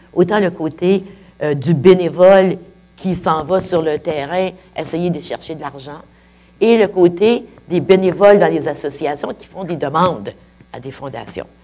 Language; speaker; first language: French; native; French